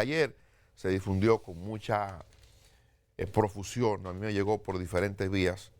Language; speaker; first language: Spanish; native; Spanish